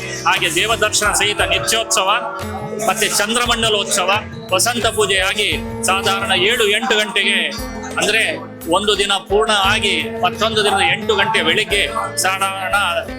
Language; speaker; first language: Kannada; non-native, local second language; Konkani